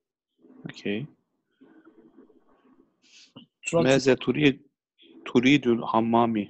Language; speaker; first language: Arabic; non-native, learner; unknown